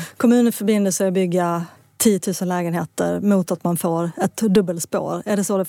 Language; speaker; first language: Swedish; native; Swedish